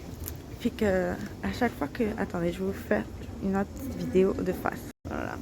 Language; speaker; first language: French; native; French